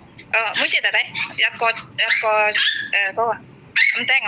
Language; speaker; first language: Chinese; non-native, learner; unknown